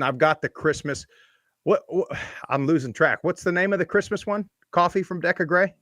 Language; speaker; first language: English; native; English